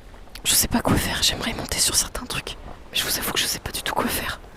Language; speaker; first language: French; native; French